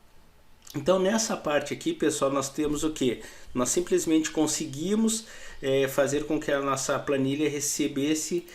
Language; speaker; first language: Portuguese; native; Portuguese